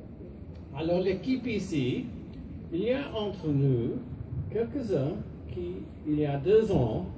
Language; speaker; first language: French; non-native, learner; English